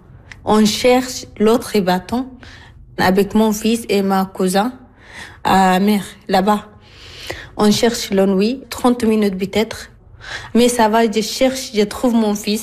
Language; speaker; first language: French; non-native, learner; Arabic